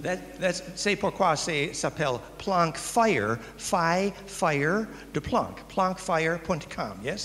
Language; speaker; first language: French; non-native, learner; English